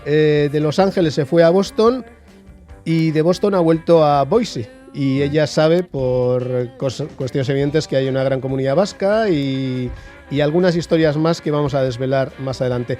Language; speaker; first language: Spanish; native; Spanish